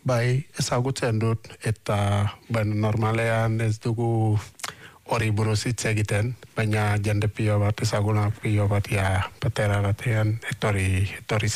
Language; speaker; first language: Basque; non-native, learner; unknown